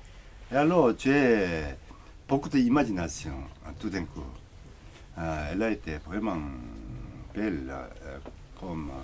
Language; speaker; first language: French; non-native, learner; Korean